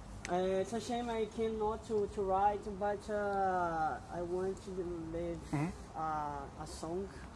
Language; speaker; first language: English; non-native, learner; Portuguese